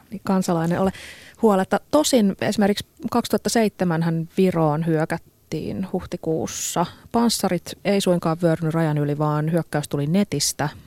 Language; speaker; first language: Finnish; native; Finnish